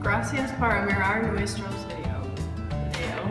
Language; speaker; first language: Spanish; non-native, learner; English